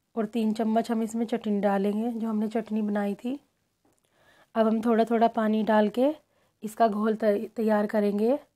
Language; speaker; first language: Hindi; native; Hindi